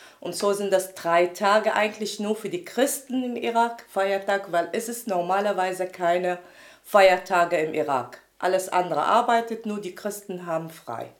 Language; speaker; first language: German; non-native, fluent; Arabic